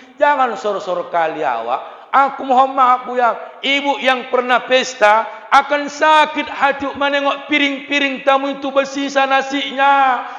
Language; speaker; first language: Malay; non-native, local second language; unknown